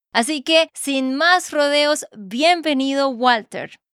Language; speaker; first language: Spanish; native; Spanish